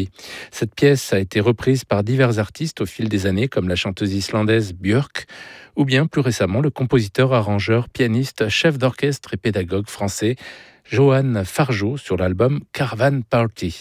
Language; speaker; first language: French; native; French